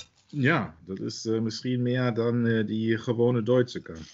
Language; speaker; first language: Dutch; non-native, learner; German